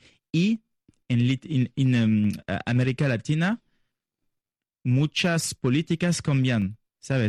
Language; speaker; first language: Spanish; non-native, learner; French